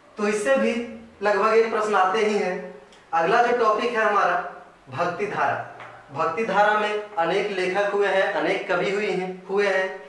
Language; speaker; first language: Hindi; native; Hindi